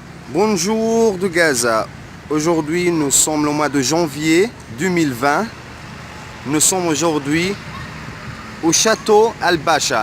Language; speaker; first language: French; non-native, fluent; Arabic